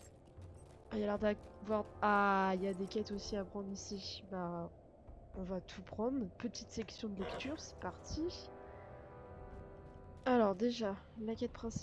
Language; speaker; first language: French; native; French